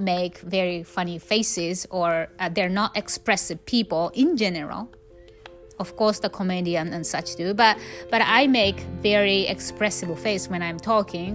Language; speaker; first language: English; non-native, fluent; Japanese